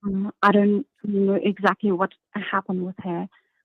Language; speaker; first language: English; non-native, learner; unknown